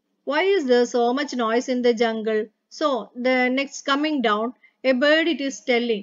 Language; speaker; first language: English; non-native, local second language; Malayalam